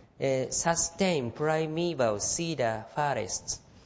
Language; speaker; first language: English; non-native, fluent; Japanese